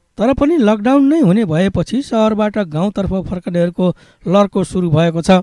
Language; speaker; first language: Nepali; native; Nepali